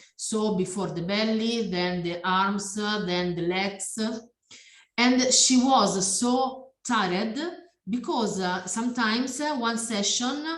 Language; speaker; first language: English; non-native, learner; Italian